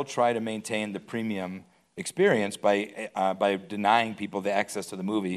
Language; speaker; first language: English; native; English